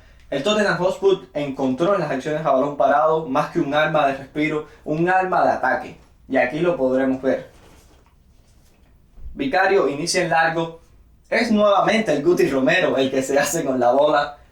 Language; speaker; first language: Spanish; native; Spanish